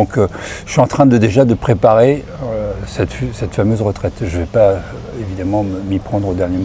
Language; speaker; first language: French; native; French